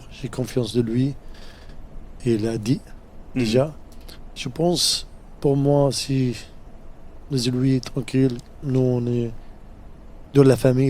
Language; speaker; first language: French; non-native, fluent; Arabic